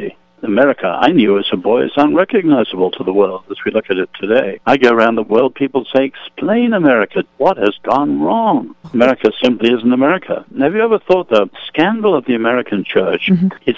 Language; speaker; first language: English; native; English